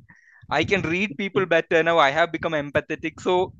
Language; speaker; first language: English; non-native, local second language; Malayalam